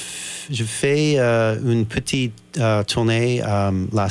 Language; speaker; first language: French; non-native, learner; English